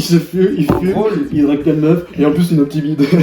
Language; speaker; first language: French; native; French